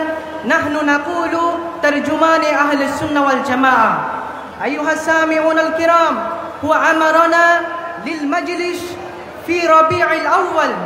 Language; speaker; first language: Arabic; non-native, learner; Bangla